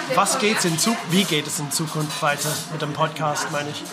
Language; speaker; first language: German; non-native, fluent; English